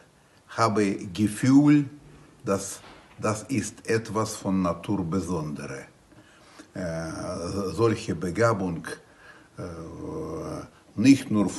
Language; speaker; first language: German; non-native, learner; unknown